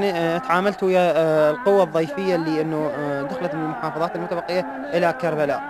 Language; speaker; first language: Arabic; native; Arabic